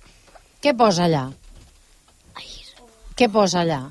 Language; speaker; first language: Catalan; native; Catalan